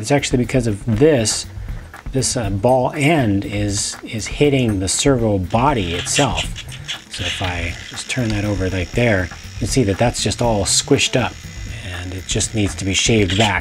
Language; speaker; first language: English; native; English